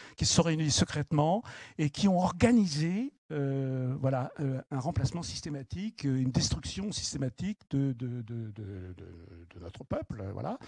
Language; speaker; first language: French; native; French